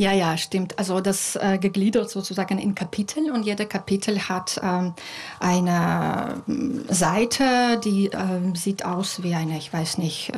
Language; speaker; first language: German; non-native, fluent; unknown